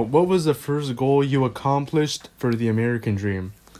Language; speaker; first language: English; early bilingual, other home language; Spanish